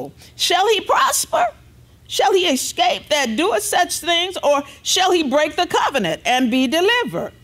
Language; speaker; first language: English; native; English